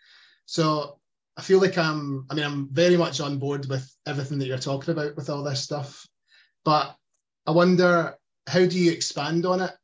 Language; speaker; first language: English; native; English